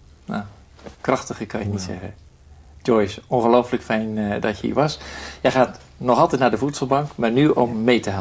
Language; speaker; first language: Dutch; native; Dutch